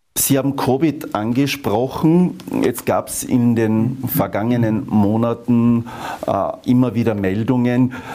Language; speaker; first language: German; native; German